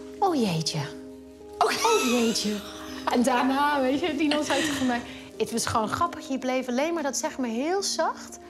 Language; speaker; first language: Dutch; non-native, fluent; English